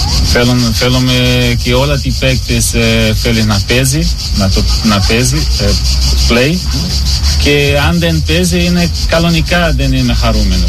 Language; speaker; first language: Greek; non-native, learner; Portuguese